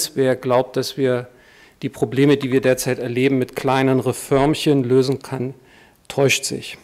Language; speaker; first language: German; native; German